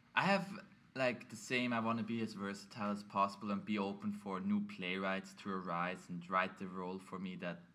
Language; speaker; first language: English; non-native, fluent; German